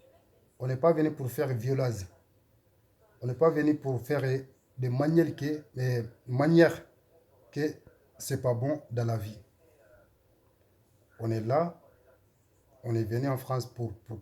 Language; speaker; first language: French; non-native, learner; Soninke